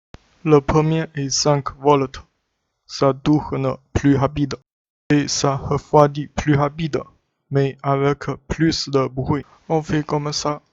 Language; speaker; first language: French; non-native, learner; Chinese